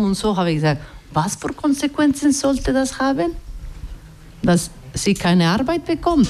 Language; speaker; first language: German; non-native, learner; Basque